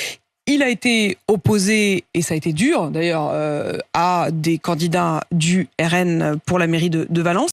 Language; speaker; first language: French; native; French